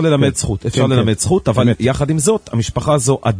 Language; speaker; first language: Hebrew; native; Hebrew